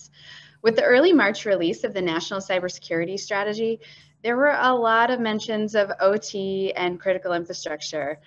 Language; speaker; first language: English; native; English